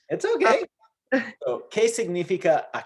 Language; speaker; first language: Spanish; non-native, fluent; English